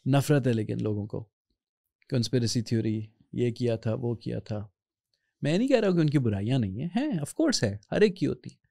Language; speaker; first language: Urdu; native; Urdu